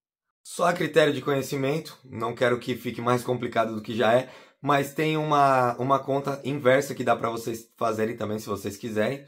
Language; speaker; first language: Portuguese; native; Portuguese